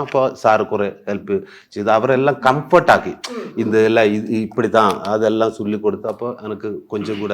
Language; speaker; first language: Tamil; non-native, learner; Malayalam